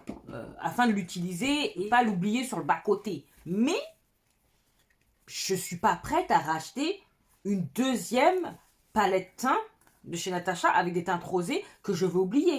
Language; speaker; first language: French; native; French